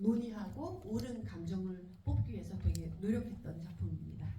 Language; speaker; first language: Korean; native; Korean